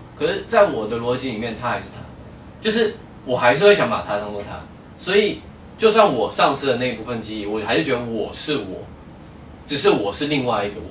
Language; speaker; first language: Chinese; native; Chinese